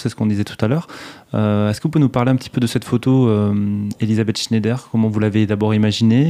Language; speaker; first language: French; native; French